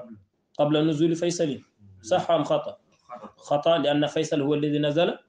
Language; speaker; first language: Arabic; non-native, fluent; Fula